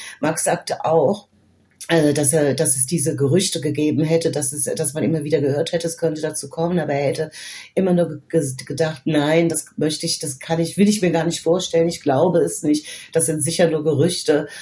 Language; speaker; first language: German; native; German